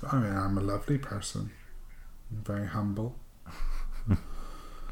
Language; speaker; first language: English; native; English